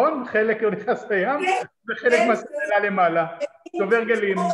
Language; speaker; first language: Hebrew; native; Hebrew